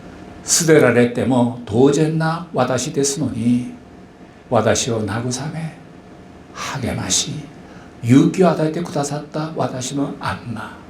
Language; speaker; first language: Japanese; non-native, fluent; Korean